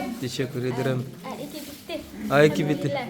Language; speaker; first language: Turkish; non-native, learner; Arabic